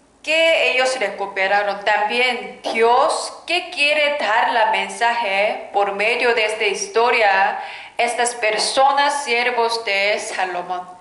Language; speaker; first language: Spanish; non-native, learner; Korean